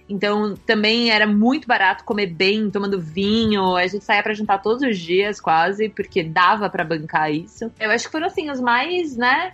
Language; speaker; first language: Portuguese; native; Portuguese